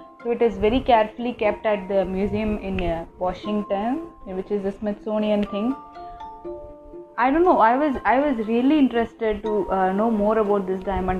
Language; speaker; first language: English; non-native, local second language; Tamil